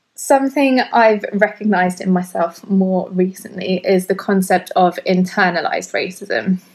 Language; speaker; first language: English; early bilingual, other home language; Hindi